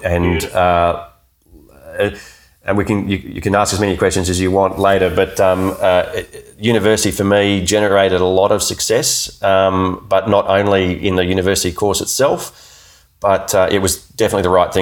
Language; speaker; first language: English; native; English